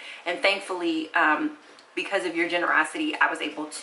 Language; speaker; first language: English; native; English